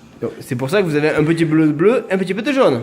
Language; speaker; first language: French; native; French